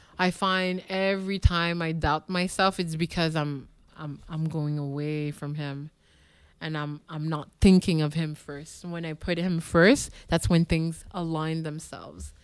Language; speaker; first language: English; non-native, local second language; French